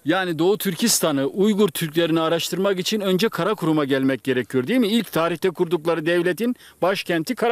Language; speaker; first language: Turkish; native; Turkish